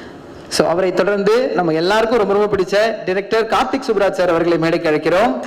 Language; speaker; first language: Tamil; native; Tamil